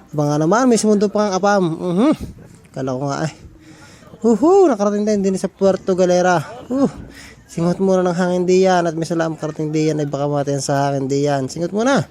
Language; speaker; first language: Filipino; native; Filipino